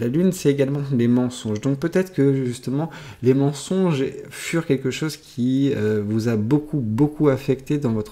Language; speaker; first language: French; native; French